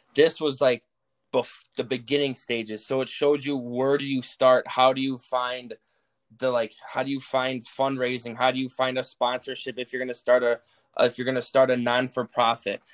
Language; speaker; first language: English; native; English